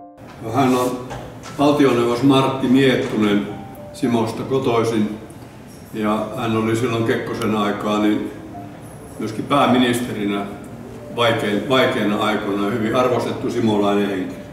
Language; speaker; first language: Finnish; native; Finnish